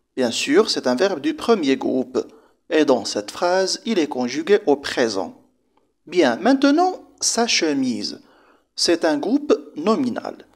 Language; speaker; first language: French; non-native, local second language; Arabic